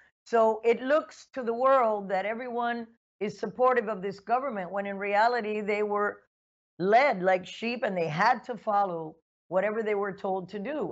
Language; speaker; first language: English; early bilingual, other home language; Spanish